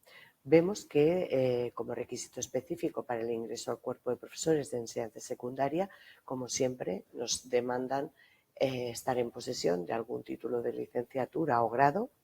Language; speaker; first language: Spanish; native; Spanish